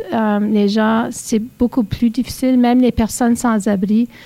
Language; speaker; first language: French; native; French